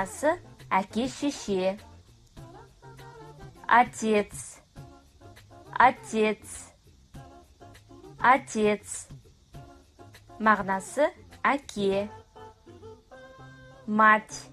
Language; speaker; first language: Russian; non-native, fluent; Kazakh